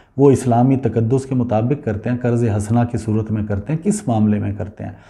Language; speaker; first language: Urdu; non-native, local second language; Punjabi